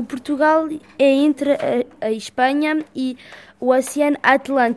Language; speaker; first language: Portuguese; early bilingual, heritage; Portuguese